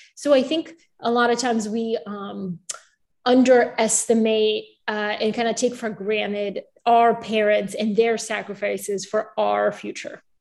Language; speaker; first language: English; early bilingual, other home language; Bulgarian